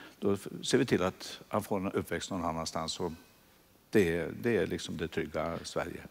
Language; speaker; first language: Swedish; native; Swedish